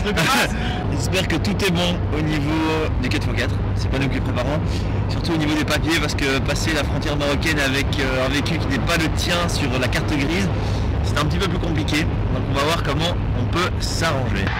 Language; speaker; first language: French; native; French